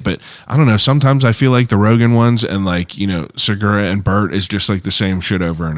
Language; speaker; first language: English; native; English